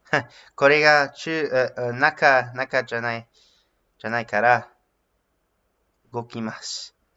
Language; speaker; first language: Japanese; non-native, learner; English